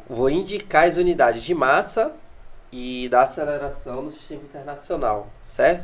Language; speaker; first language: Portuguese; native; Portuguese